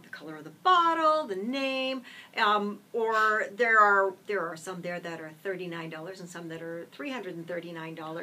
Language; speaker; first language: English; native; English